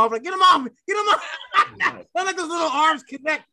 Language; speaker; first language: English; native; English